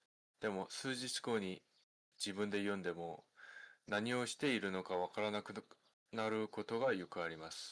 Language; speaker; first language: Japanese; non-native, fluent; Korean